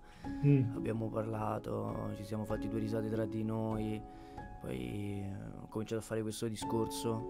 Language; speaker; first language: Italian; native; Italian